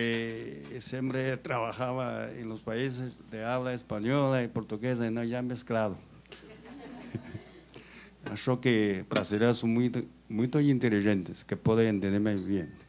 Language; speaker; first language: Spanish; non-native, fluent; Chinese